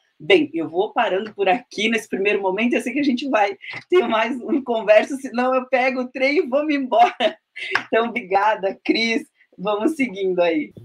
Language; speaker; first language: Portuguese; native; Portuguese